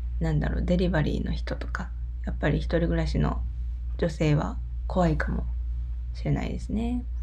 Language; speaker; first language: Japanese; non-native, fluent; Korean